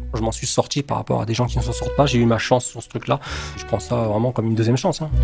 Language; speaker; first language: French; native; French